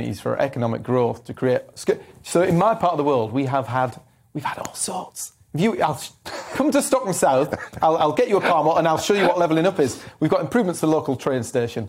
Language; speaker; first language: English; native; English